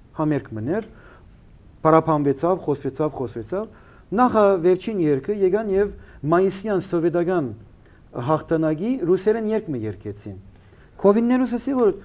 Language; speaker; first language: Armenian; early bilingual, heritage; Armenian